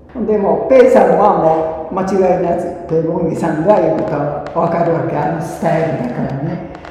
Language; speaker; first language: Japanese; early bilingual, other home language; Korean